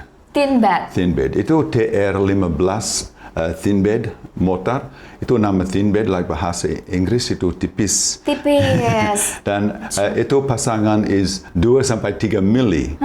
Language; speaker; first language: Indonesian; non-native, fluent; English